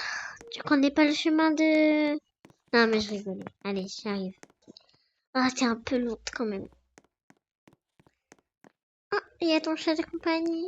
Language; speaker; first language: French; native; French